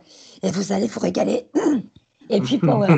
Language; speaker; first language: French; native; French